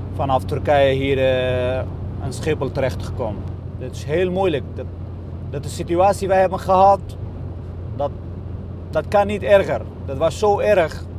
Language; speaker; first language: Dutch; non-native, learner; Kurdish